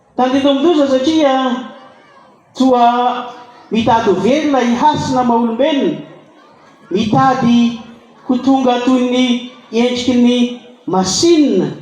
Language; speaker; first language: Malagasy; native; Malagasy